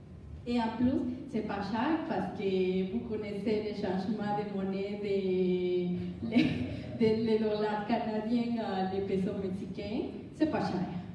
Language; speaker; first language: French; non-native, learner; Spanish